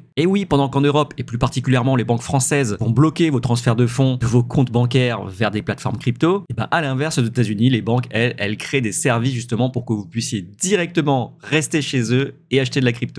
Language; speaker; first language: French; native; French